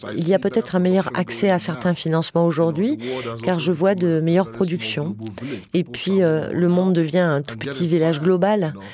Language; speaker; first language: French; non-native, fluent; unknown